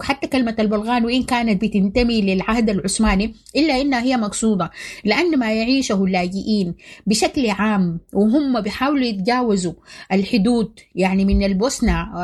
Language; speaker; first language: Arabic; native; Arabic